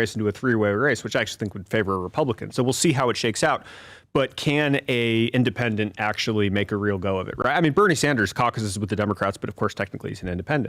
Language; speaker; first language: English; native; English